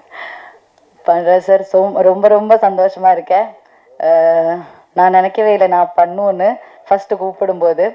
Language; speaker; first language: Tamil; non-native, learner; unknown